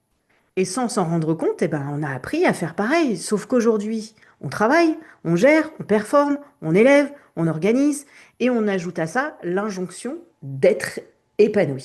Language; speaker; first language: French; native; French